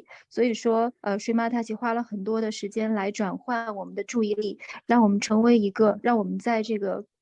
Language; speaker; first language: Chinese; native; Chinese